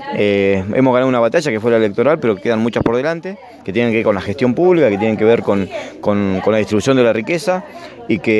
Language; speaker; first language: Spanish; native; Spanish